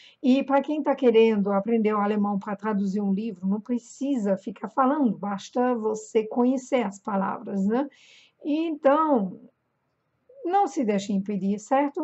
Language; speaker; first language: Portuguese; non-native, fluent; German